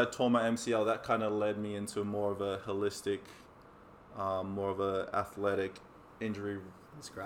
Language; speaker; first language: English; native; English